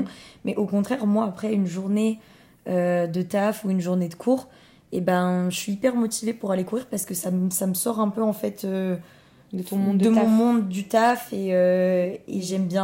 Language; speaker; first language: French; native; French